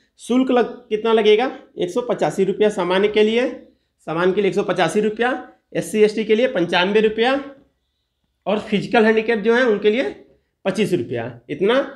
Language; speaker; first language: Hindi; native; Hindi